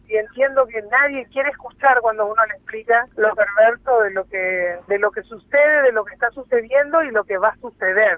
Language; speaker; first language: Spanish; native; Spanish